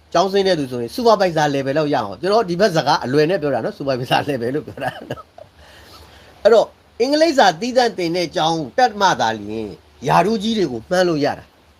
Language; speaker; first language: Burmese; native; Burmese